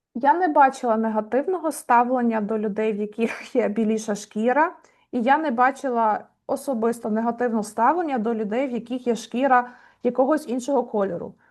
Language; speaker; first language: Ukrainian; native; Ukrainian